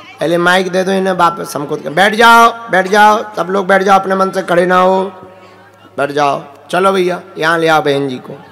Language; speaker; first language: Hindi; native; Hindi